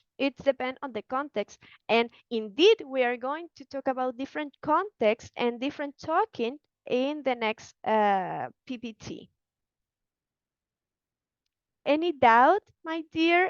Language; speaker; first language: English; non-native, fluent; Spanish